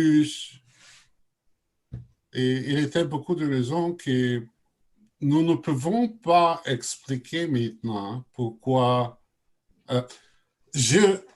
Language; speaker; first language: French; non-native, learner; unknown